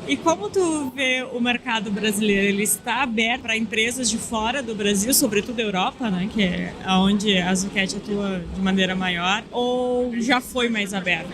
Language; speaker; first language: Portuguese; native; Portuguese